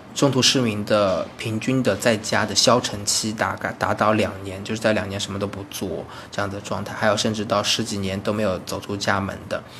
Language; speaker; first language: Chinese; native; Chinese